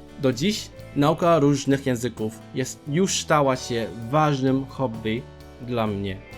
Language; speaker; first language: Polish; non-native, fluent; Cantonese